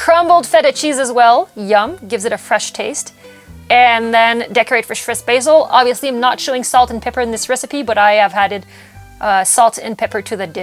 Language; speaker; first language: English; non-native, local second language; French